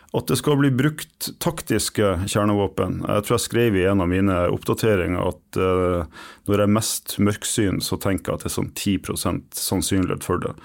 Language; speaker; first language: Norwegian; native; Norwegian